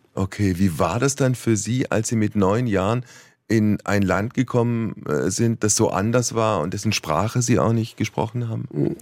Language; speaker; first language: German; native; German